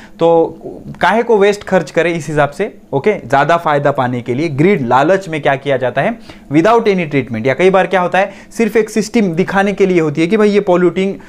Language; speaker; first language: Hindi; non-native, local second language; Marathi